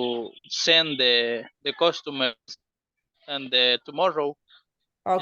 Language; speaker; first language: English; non-native, learner; Spanish